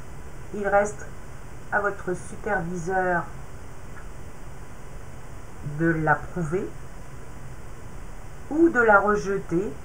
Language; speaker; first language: French; native; French